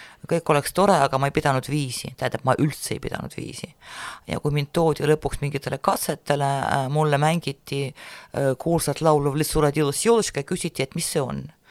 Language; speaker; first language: Estonian; non-native, local second language; Russian